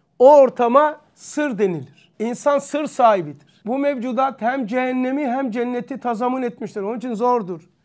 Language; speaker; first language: Turkish; native; Turkish